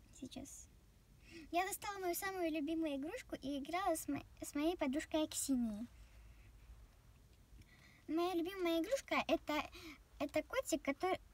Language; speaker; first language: Russian; early bilingual, heritage; Russian